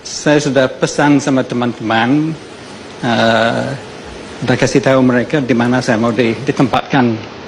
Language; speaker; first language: Indonesian; non-native, fluent; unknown